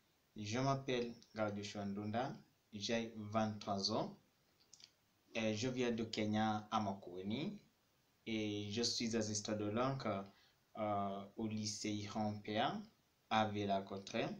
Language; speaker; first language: French; non-native, fluent; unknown